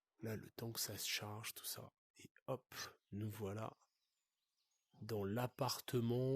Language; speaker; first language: French; native; French